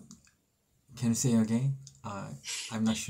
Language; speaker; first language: English; non-native, learner; Korean